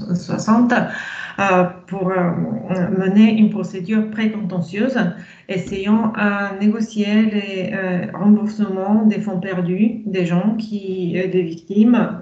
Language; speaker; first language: French; non-native, fluent; Bulgarian